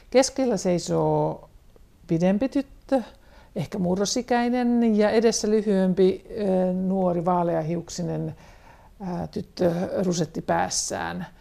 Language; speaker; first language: Finnish; native; Finnish